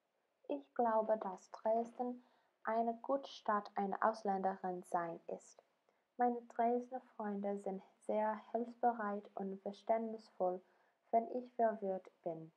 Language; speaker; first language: German; non-native, learner; English